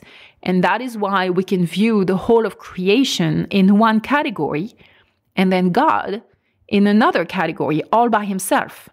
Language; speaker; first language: English; non-native, fluent; French